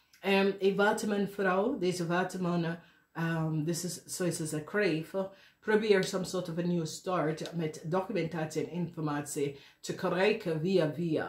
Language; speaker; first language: Dutch; non-native, learner; English